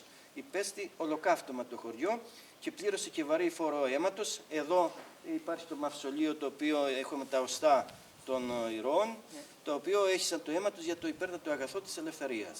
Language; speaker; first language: Greek; native; Greek